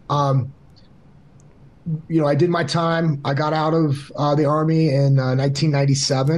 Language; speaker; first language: English; native; English